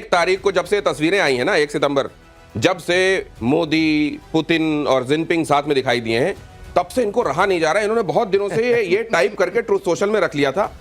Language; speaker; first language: Hindi; native; Hindi